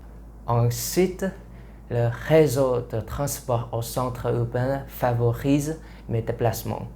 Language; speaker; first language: French; non-native, learner; Vietnamese